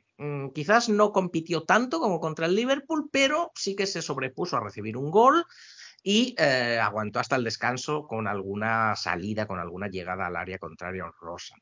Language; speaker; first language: Spanish; native; Spanish